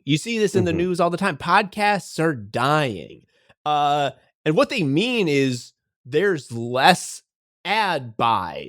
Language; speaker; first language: English; native; English